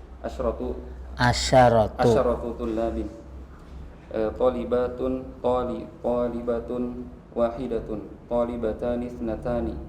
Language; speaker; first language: Arabic; non-native, learner; Indonesian